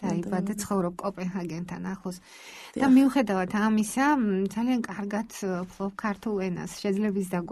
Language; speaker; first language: Georgian; native; Georgian